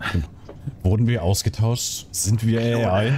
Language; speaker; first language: German; native; German